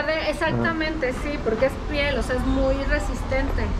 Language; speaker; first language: Spanish; native; Spanish